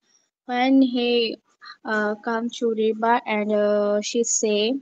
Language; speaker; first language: English; non-native, learner; Bangla